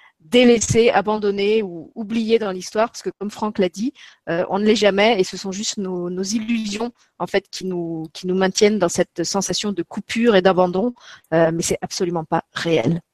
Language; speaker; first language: French; native; French